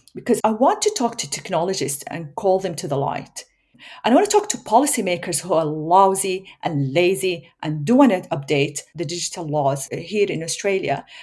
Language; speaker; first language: English; non-native, fluent; Arabic